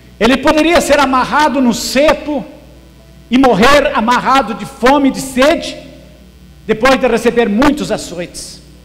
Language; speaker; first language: Portuguese; native; Portuguese